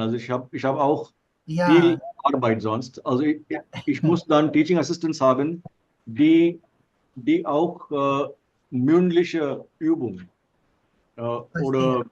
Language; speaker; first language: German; non-native, fluent; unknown